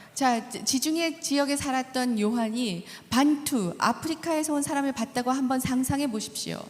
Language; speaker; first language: Korean; native; Korean